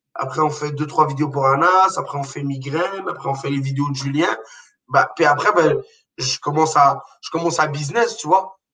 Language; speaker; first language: French; non-native, local second language; Arabic